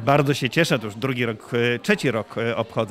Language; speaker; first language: Polish; native; Polish